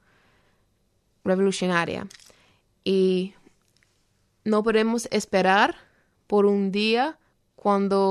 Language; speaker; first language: Spanish; non-native, fluent; English